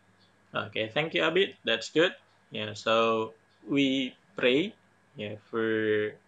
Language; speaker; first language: English; non-native, fluent; Indonesian